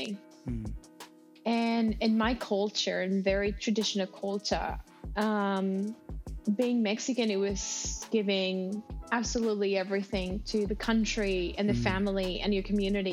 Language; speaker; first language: English; non-native, fluent; Spanish